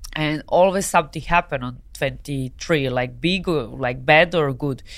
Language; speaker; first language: English; non-native, fluent; Serbian